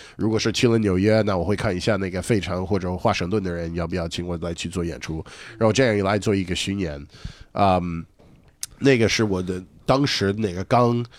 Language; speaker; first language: Chinese; non-native, fluent; English